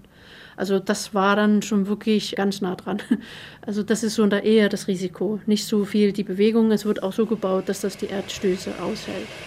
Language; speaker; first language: German; native; German